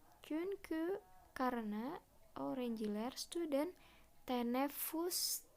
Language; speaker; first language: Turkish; non-native, fluent; Indonesian